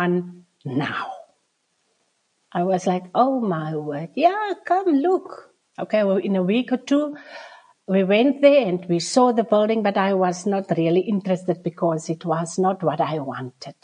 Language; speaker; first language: English; non-native, local second language; Afrikaans